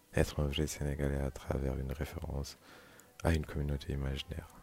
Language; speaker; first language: French; non-native, local second language; Wolof